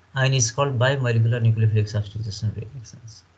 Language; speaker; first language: English; non-native, local second language; Nepali